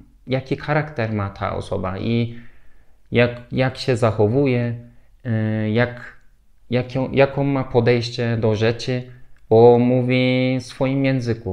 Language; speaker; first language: Polish; non-native, learner; Turkish